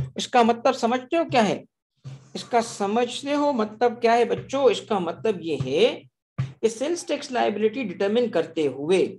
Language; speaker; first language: Urdu; non-native, local second language; Sindhi